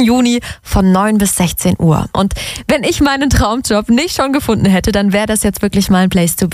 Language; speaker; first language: German; native; German